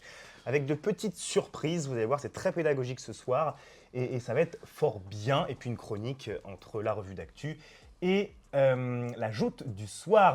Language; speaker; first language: French; native; French